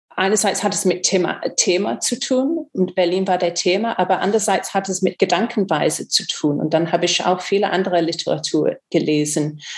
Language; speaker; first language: German; non-native, fluent; English